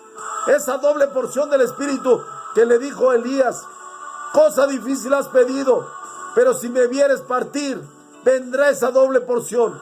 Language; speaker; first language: Spanish; native; Spanish